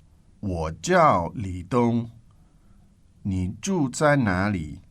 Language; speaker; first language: Chinese; non-native, learner; English